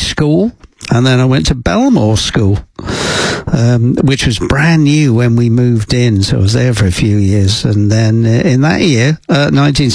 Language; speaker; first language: English; native; English